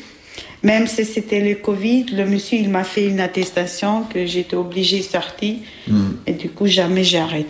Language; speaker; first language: French; non-native, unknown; Albanian